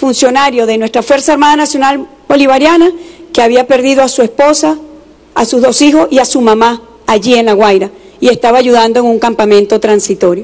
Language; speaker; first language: Spanish; native; Spanish